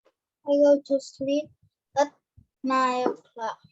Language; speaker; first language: English; non-native, learner; Vietnamese